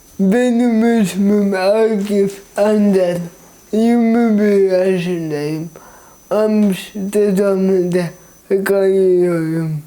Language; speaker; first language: Turkish; early bilingual, heritage; Turkish